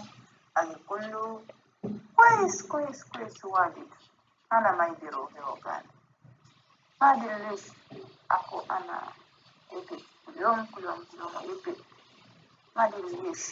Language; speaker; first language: Arabic; non-native, learner; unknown